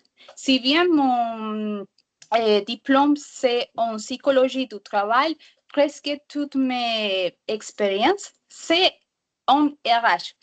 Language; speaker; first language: French; non-native, learner; Spanish